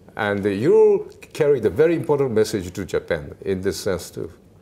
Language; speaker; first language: English; non-native, fluent; Japanese